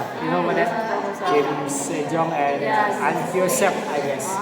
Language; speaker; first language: English; non-native, learner; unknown